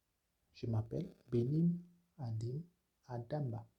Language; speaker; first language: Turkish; non-native, fluent; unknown